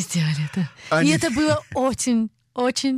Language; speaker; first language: Russian; early bilingual, heritage; Russian